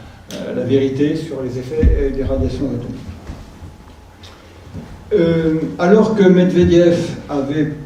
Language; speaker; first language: French; native; French